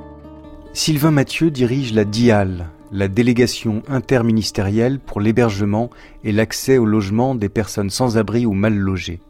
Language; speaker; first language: French; native; French